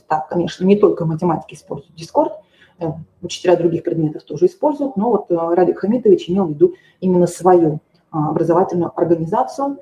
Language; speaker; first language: Russian; native; Russian